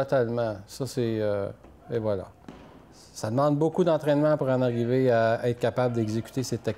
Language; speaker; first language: French; native; French